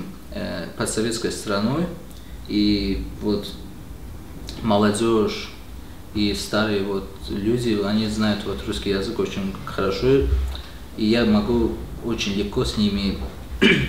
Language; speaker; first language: Russian; non-native, local second language; Azerbaijani